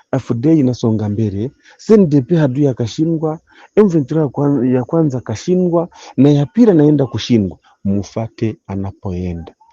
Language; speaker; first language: Swahili; non-native, local second language; Kinyarwanda